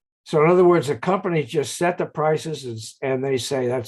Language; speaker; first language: English; native; English